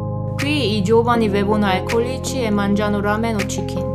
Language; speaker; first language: Italian; non-native, fluent; Korean